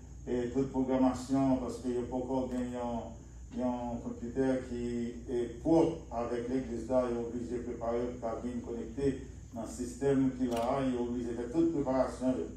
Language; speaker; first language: French; native; French